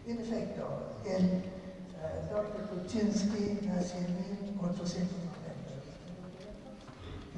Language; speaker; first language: Spanish; non-native, fluent; English